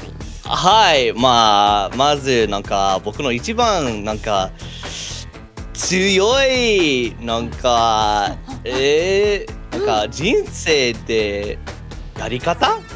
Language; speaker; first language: Japanese; non-native, learner; English